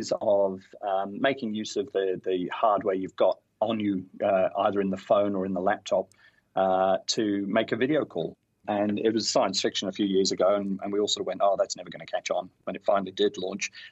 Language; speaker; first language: English; native; English